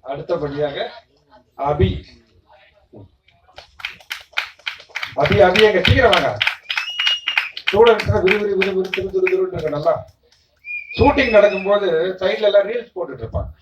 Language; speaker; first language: Tamil; native; Tamil